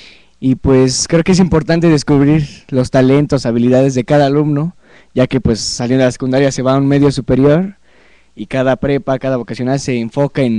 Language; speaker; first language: Spanish; native; Spanish